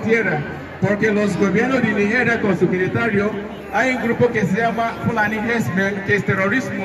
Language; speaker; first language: Spanish; non-native, learner; Igbo